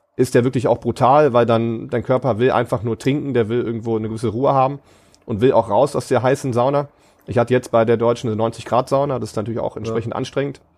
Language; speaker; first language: German; native; German